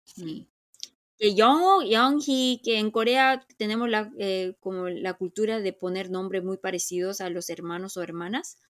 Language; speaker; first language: Spanish; non-native, fluent; Korean